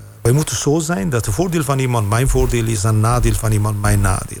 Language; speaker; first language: Dutch; non-native, fluent; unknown